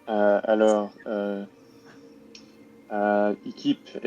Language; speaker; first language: French; non-native, learner; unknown